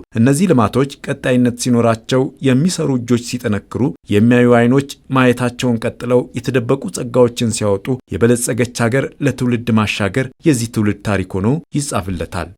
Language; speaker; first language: Amharic; native; Amharic